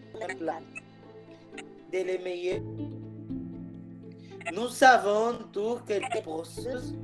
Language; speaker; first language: French; non-native, learner; Spanish